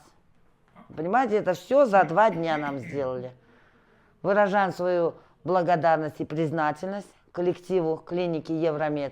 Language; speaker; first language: Russian; native; Russian